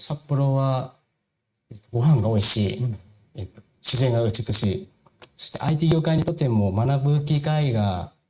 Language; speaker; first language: Japanese; non-native, fluent; Vietnamese